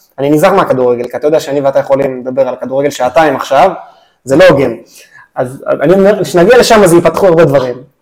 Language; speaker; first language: Hebrew; native; Hebrew